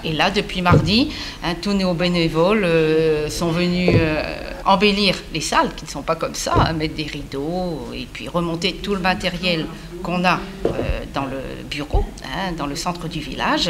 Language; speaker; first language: French; native; French